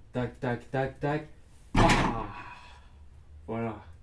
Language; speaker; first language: French; native; French